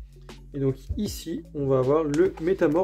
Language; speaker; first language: French; native; French